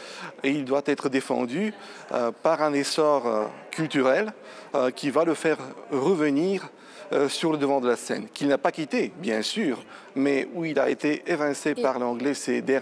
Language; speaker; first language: French; non-native, fluent; Bulgarian